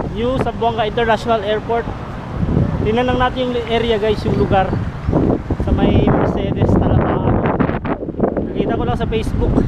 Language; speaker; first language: Filipino; non-native, local second language; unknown